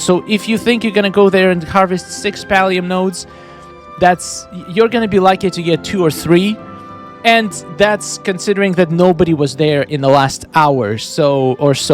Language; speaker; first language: English; non-native, fluent; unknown